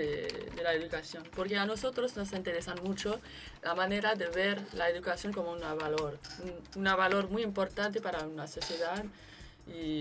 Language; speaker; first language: Spanish; non-native, fluent; French